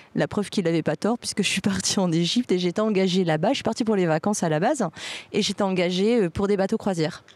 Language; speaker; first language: French; native; French